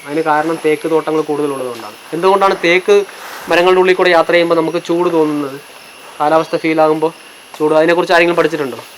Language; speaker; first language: Malayalam; non-native, local second language; Tamil